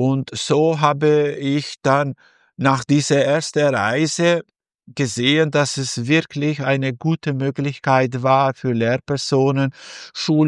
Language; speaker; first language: German; non-native, fluent; Albanian